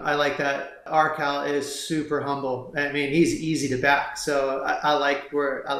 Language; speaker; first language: English; native; English